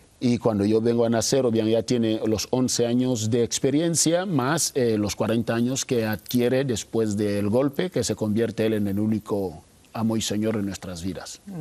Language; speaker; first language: Spanish; non-native, local second language; Fang